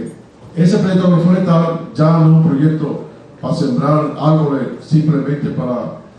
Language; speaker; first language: Spanish; native; Spanish